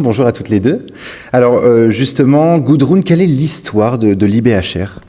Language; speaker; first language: French; native; French